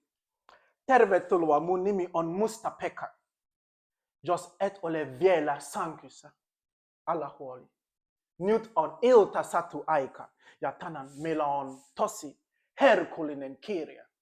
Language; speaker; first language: Finnish; non-native, learner; English